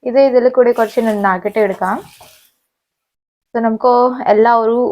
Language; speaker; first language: Malayalam; non-native, fluent; Hindi